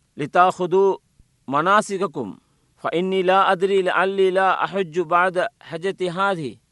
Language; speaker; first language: Sinhala; non-native, local second language; Tamil